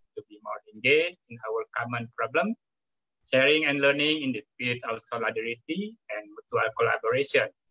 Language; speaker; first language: English; non-native, fluent; Indonesian